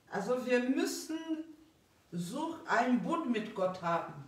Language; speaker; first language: German; non-native, fluent; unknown